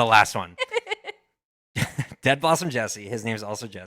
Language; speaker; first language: English; native; English